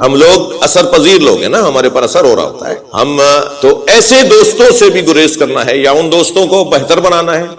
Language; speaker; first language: Urdu; native; Urdu